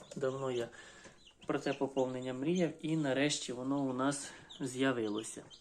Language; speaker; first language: Ukrainian; non-native, local second language; Russian